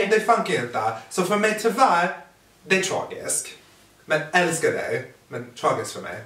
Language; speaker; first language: Swedish; non-native, fluent; English